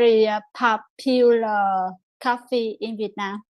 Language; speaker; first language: English; non-native, learner; Vietnamese